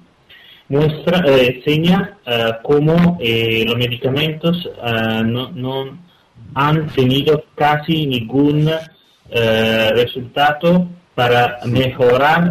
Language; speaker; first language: Spanish; non-native, fluent; Italian